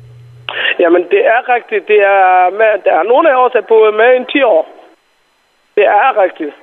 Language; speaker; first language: Danish; non-native, fluent; Somali